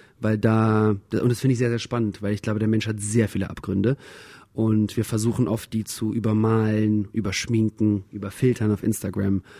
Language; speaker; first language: German; early bilingual, other home language; Russian